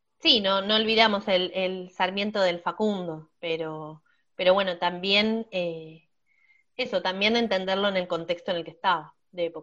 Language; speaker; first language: Spanish; native; Spanish